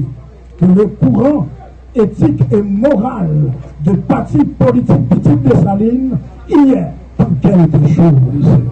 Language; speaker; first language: French; non-native, local second language; Haitian Creole